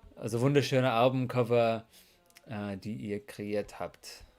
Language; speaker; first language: German; non-native, fluent; English